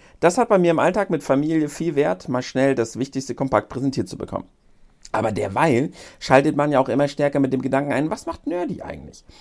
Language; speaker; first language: German; native; German